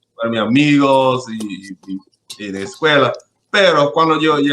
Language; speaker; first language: Spanish; non-native, learner; English